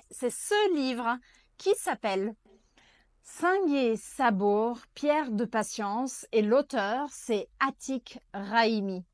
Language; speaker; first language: French; non-native, fluent; Portuguese